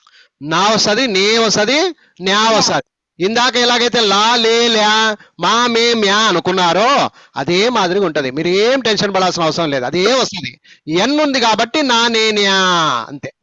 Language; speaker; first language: Telugu; native; Telugu